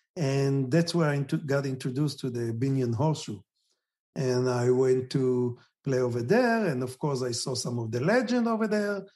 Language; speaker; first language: English; non-native, fluent; Hebrew